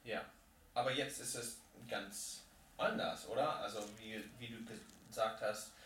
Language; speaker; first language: German; non-native, fluent; English